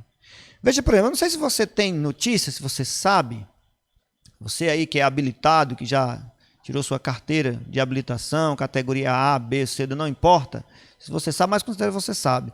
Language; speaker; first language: Portuguese; native; Portuguese